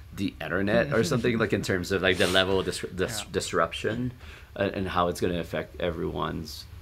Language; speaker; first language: English; native; English